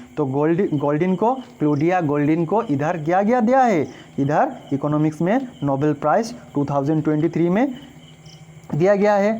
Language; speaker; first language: Hindi; non-native, local second language; Bangla